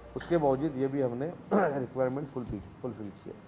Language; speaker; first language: Hindi; non-native, local second language; Marathi